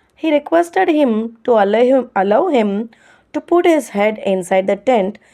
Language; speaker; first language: English; non-native, local second language; Tamil